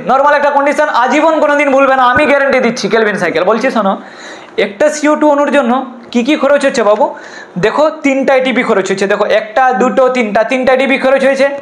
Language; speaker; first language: Bangla; non-native, local second language; Hindi